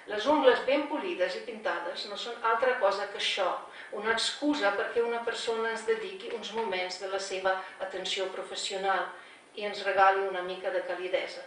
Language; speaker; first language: Catalan; non-native, fluent; Slovenian